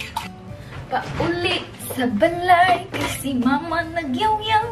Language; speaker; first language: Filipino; non-native, local second language; Cebuano